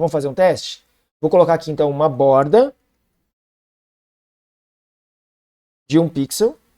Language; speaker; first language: Portuguese; native; Portuguese